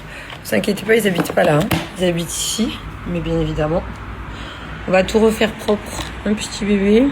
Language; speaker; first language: French; native; French